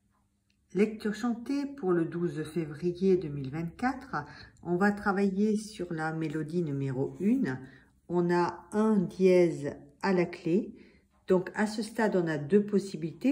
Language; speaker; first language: French; native; French